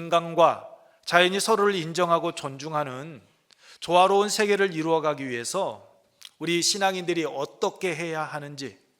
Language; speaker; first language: Korean; native; Korean